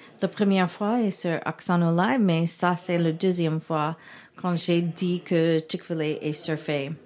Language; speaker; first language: French; non-native, learner; English